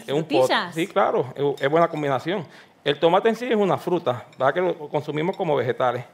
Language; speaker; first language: Spanish; native; Spanish